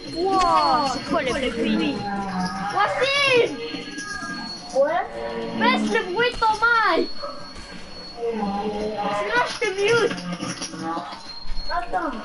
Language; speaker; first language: French; native; French